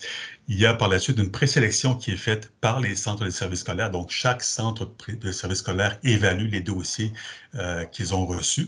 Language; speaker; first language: French; native; French